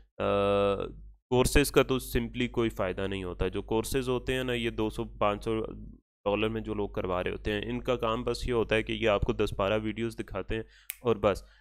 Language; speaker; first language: Urdu; native; Urdu